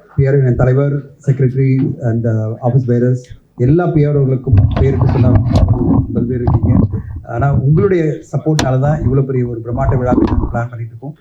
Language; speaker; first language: Tamil; native; Tamil